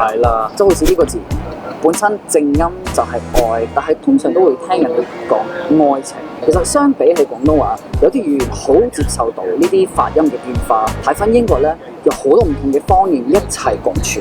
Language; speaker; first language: Cantonese; non-native, fluent; English